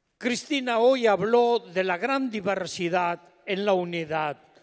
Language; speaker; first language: Spanish; native; Spanish